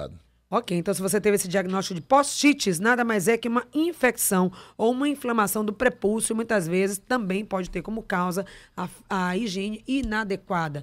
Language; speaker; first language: Portuguese; native; Portuguese